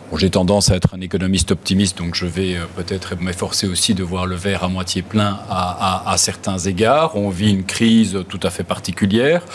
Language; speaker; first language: French; native; French